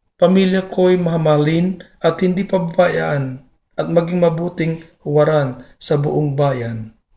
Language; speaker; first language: Filipino; non-native, local second language; Iloko